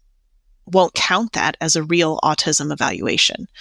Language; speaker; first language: English; native; English